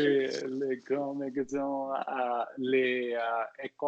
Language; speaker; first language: French; non-native, learner; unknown